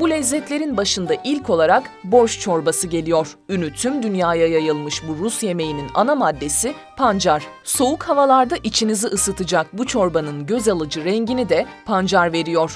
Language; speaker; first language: Turkish; native; Turkish